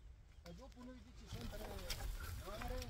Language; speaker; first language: Italian; non-native, learner; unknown